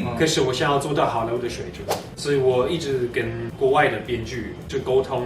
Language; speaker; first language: Chinese; non-native, fluent; German